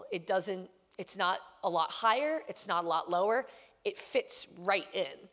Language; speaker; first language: English; native; English